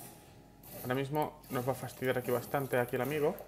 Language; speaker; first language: Spanish; native; Spanish